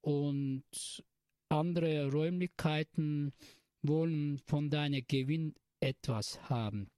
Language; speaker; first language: German; non-native, learner; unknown